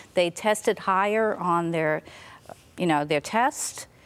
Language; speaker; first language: English; native; English